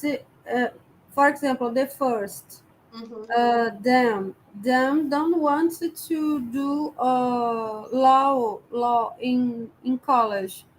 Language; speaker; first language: English; non-native, learner; Portuguese